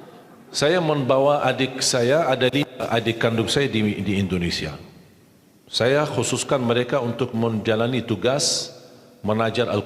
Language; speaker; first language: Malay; non-native, fluent; Arabic